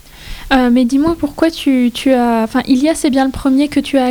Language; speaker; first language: French; native; French